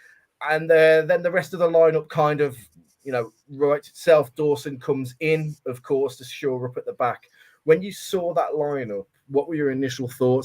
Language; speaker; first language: English; native; English